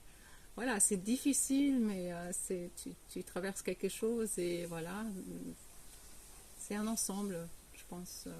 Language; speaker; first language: French; non-native, fluent; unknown